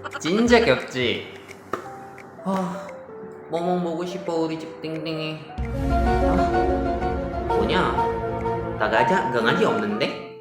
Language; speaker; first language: Korean; non-native, learner; Indonesian